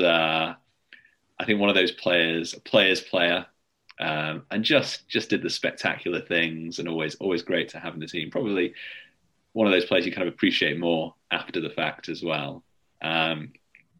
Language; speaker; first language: English; native; English